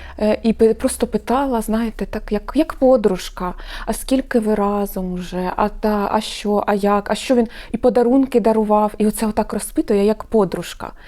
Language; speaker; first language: Ukrainian; non-native, local second language; Russian